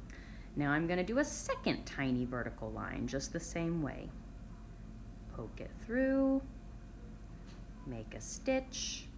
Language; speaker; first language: English; native; English